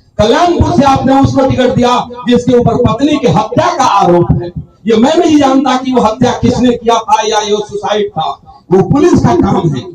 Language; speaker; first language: Hindi; native; Hindi